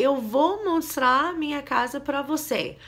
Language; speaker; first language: Portuguese; non-native, fluent; English